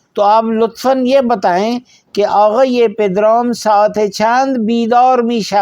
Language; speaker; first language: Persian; non-native, fluent; Urdu